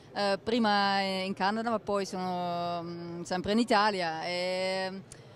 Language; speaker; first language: Italian; non-native, fluent; Dutch